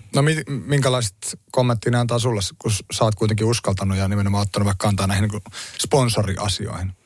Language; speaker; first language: Finnish; native; Finnish